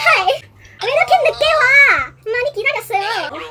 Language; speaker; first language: Korean; non-native, learner; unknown